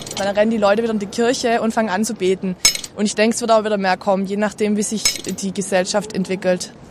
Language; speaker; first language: German; native; German